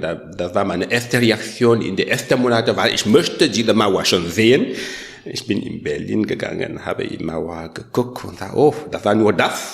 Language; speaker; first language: German; non-native, learner; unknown